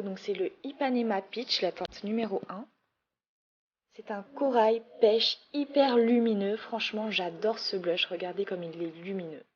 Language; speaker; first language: French; native; French